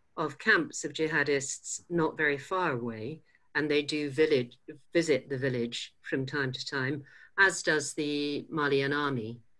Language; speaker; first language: English; native; English